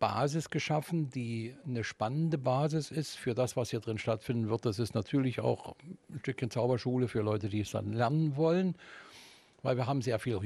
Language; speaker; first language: German; native; German